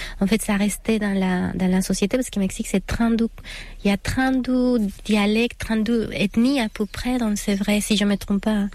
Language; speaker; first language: French; non-native, fluent; Spanish